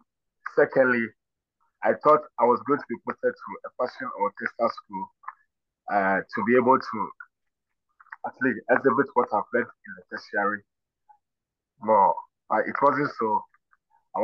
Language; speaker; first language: English; non-native, local second language; Akan